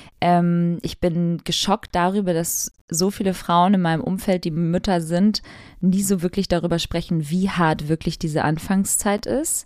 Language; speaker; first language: German; early bilingual, other home language; Albanian